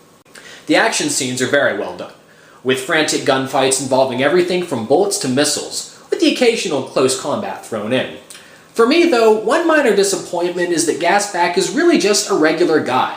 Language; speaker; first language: English; native; English